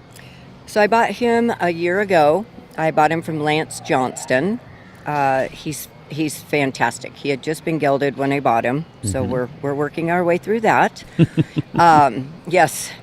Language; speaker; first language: English; native; English